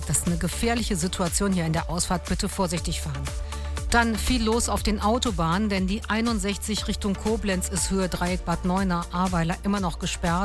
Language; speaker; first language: German; native; German